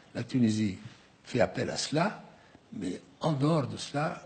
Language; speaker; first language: French; non-native, local second language; Arabic